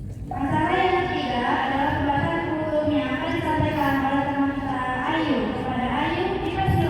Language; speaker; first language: Indonesian; native; Indonesian